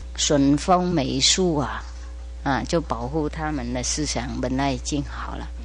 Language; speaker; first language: Chinese; non-native, fluent; Vietnamese